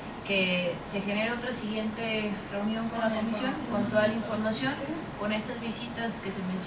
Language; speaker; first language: Spanish; native; Spanish